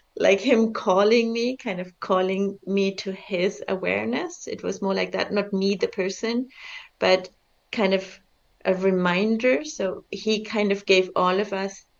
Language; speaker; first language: English; early bilingual, other home language; German